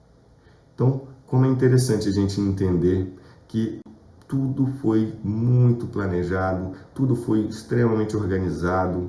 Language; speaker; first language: Portuguese; native; Portuguese